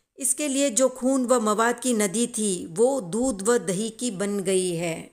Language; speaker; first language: Hindi; native; Hindi